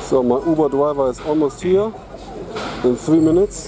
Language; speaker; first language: English; non-native, fluent; German